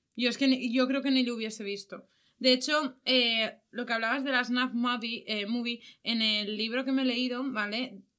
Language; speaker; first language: Spanish; native; Spanish